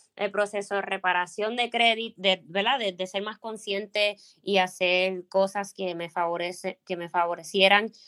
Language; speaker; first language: Spanish; native; Spanish